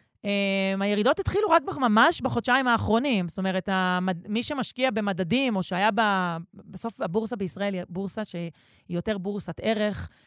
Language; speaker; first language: Hebrew; native; Hebrew